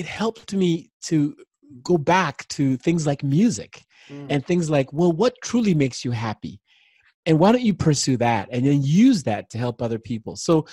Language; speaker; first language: English; non-native, local second language; Igbo